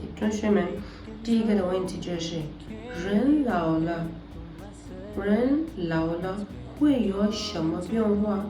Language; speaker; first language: Chinese; non-native, learner; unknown